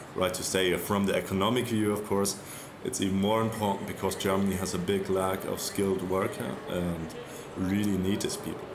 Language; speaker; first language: English; non-native, fluent; German